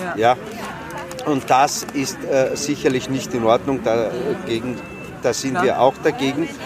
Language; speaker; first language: German; early bilingual, other home language; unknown